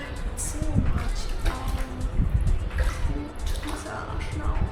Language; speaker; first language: English; non-native, learner; Russian